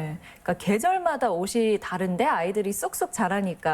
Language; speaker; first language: Korean; native; Korean